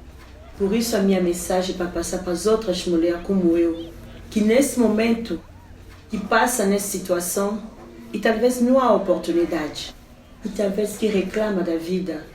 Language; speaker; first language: Portuguese; non-native, fluent; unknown